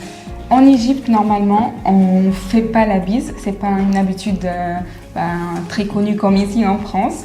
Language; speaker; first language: French; non-native, fluent; Arabic